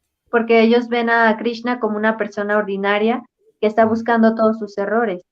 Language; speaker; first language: Spanish; native; Spanish